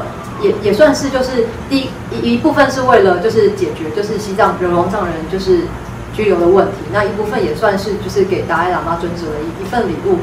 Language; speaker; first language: Chinese; native; Chinese